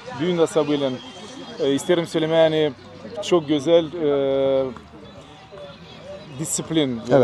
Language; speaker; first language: Turkish; non-native, learner; Gagauz